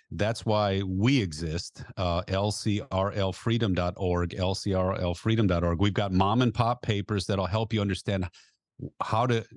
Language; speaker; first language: English; native; English